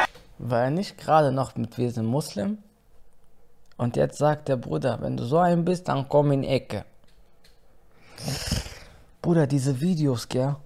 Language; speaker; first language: German; native; German